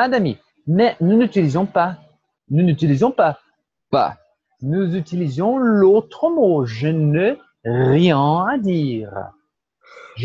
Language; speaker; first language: French; non-native, fluent; Portuguese